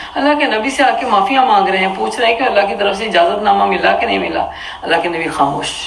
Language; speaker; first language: Urdu; early bilingual, heritage; Urdu